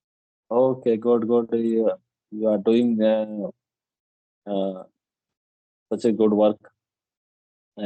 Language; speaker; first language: English; non-native, local second language; Hindi